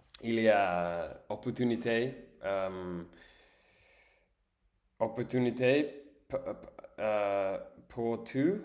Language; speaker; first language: French; non-native, learner; English